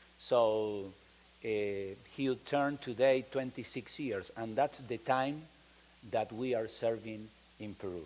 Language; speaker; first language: English; non-native, fluent; Spanish